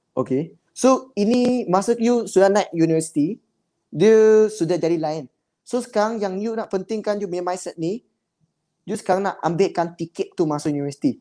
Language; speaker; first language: Malay; non-native, local second language; Chinese